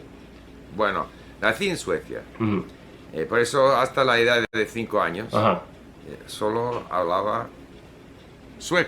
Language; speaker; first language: Spanish; non-native, fluent; Swedish